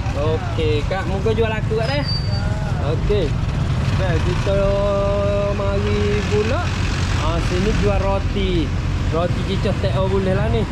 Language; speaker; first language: Malay; native; Malay